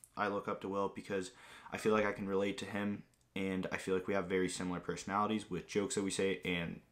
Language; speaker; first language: English; non-native, fluent; Greek